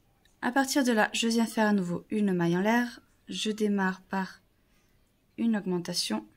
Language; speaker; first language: French; native; French